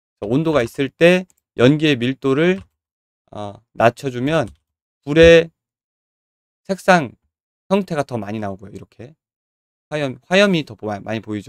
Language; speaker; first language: Korean; native; Korean